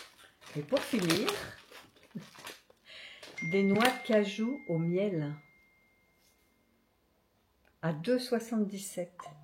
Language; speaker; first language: French; native; French